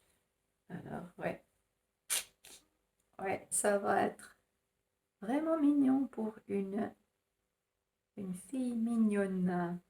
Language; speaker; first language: French; non-native, fluent; Finnish